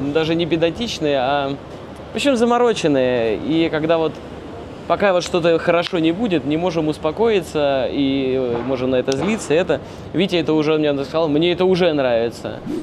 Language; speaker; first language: Russian; native; Russian